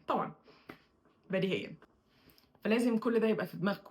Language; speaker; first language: Arabic; native; Arabic